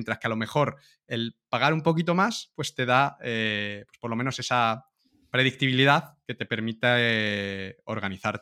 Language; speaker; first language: Spanish; native; Spanish